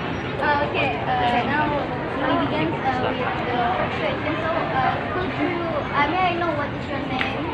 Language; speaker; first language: English; non-native, learner; Indonesian